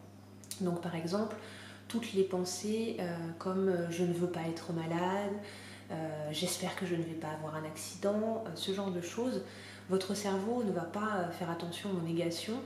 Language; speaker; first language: French; native; French